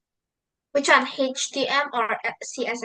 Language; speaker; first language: English; non-native, learner; Indonesian